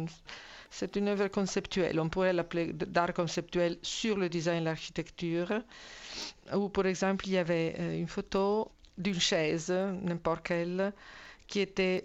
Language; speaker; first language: French; non-native, fluent; Italian